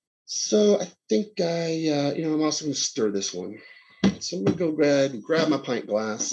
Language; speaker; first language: English; native; English